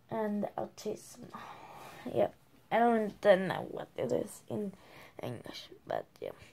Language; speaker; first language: English; non-native, learner; Swedish